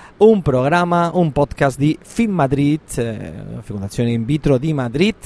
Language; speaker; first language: Italian; non-native, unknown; Spanish